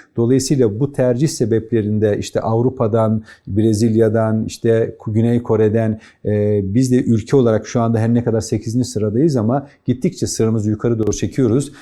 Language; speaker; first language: Turkish; native; Turkish